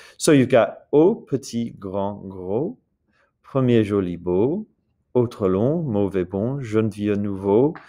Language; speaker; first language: French; non-native, fluent; English